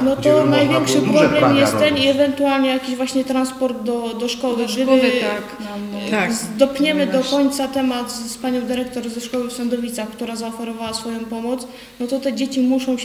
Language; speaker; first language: Polish; non-native, fluent; Ukrainian